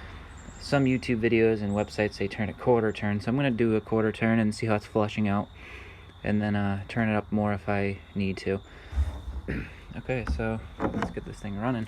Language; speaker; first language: English; native; English